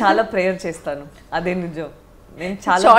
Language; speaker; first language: Telugu; non-native, learner; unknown